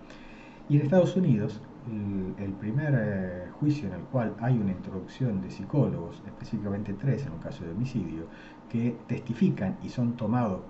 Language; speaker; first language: Spanish; native; Spanish